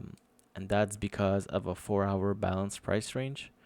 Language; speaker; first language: English; non-native, fluent; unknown